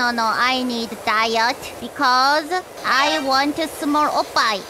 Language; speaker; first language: English; non-native, learner; Korean